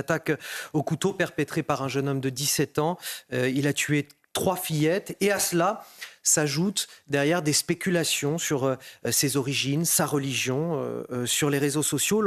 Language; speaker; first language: French; native; French